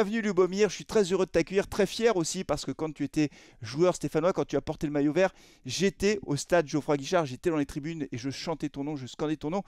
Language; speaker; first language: French; native; French